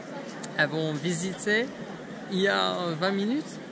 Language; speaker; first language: French; non-native, fluent; English